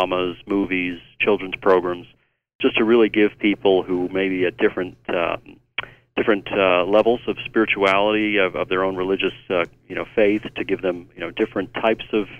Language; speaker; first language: English; native; English